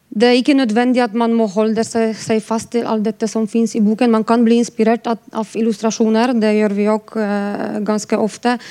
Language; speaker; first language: Norwegian; non-native, fluent; Polish